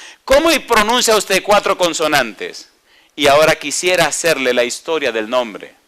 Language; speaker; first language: Spanish; native; Spanish